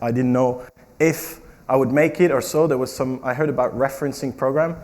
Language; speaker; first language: English; non-native, fluent; French